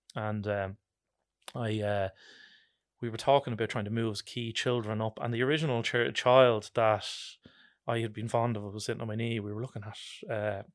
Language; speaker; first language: English; native; English